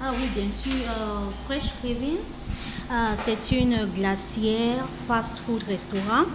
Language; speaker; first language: French; non-native, local second language; English